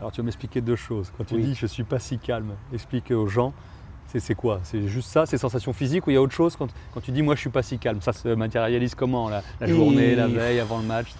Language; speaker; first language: French; native; French